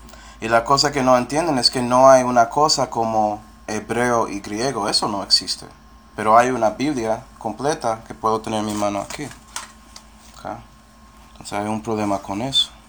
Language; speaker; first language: Spanish; non-native, fluent; English